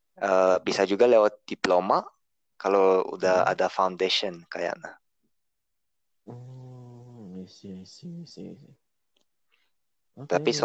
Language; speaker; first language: Indonesian; early bilingual, heritage; Indonesian